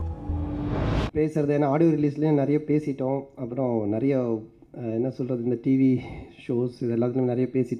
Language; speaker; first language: Tamil; native; Tamil